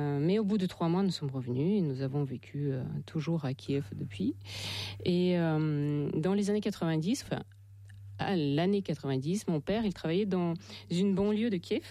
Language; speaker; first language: French; non-native, fluent; Russian